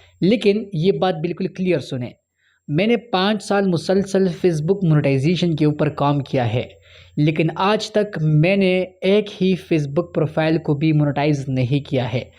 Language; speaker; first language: Urdu; non-native, local second language; Punjabi